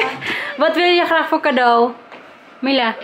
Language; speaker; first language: Dutch; non-native, learner; Filipino